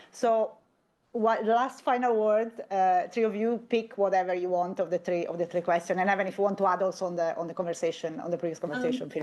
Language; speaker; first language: English; non-native, fluent; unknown